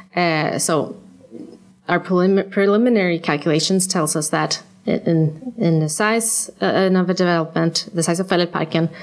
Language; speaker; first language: English; non-native, fluent; Swedish